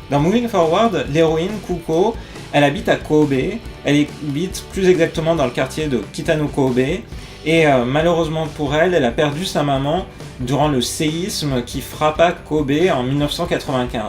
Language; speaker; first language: French; native; French